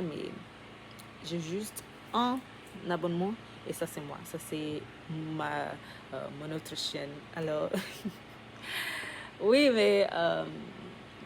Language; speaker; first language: French; non-native, learner; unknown